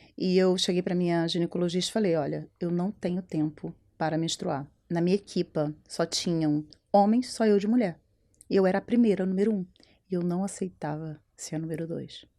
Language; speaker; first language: Portuguese; native; Portuguese